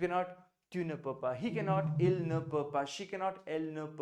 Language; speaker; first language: French; non-native, fluent; Hindi